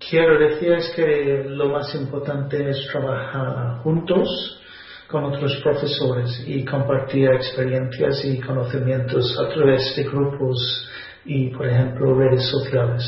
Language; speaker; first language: Spanish; non-native, fluent; English